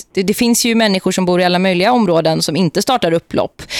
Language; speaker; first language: Swedish; native; Swedish